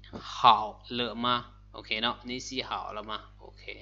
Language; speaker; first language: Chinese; non-native, fluent; Lao